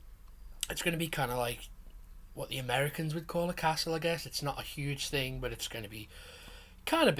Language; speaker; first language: English; native; English